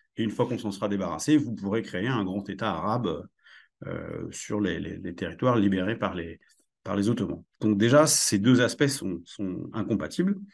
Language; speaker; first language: French; native; French